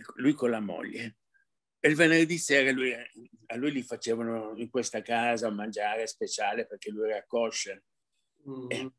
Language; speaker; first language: Italian; early bilingual, heritage; Arabic